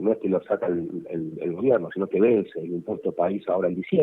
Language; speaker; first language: Spanish; native; Spanish